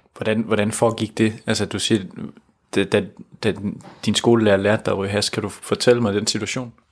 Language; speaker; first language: Danish; native; Danish